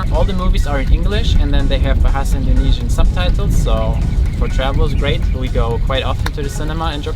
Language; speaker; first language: English; non-native, fluent; German